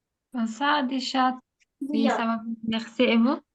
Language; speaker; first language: French; non-native, learner; Azerbaijani